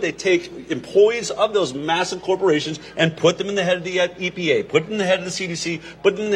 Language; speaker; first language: English; native; English